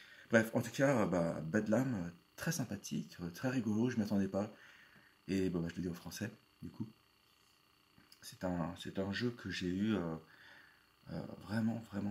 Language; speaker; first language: French; native; French